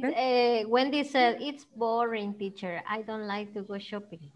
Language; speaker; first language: English; non-native, fluent; Spanish